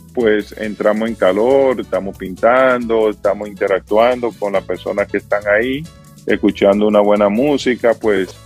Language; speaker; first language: Spanish; native; Spanish